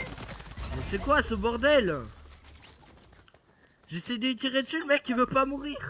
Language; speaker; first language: French; native; French